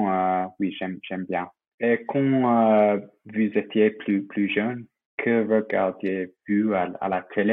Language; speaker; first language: French; non-native, fluent; English